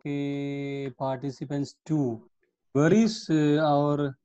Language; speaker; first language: English; non-native, local second language; Hindi